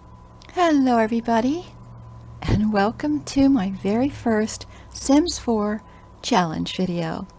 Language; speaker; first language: English; native; English